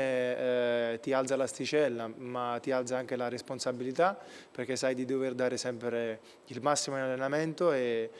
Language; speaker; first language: Italian; native; Italian